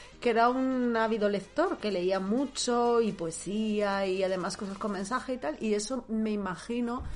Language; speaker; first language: Spanish; native; Spanish